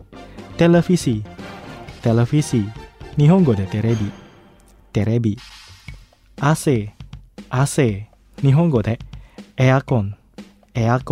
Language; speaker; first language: Japanese; non-native, fluent; Indonesian